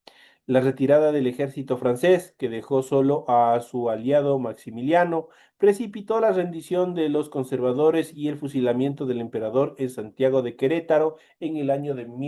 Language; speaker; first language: Spanish; native; Spanish